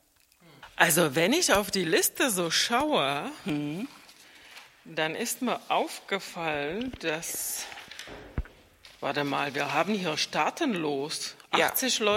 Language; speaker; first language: German; non-native, fluent; Czech